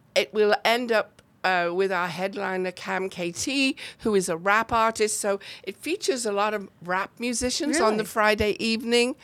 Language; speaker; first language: English; native; English